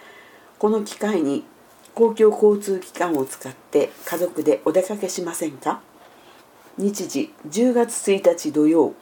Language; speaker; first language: Japanese; native; Japanese